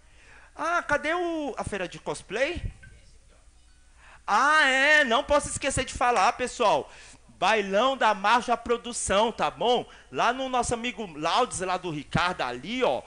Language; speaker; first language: Portuguese; native; Portuguese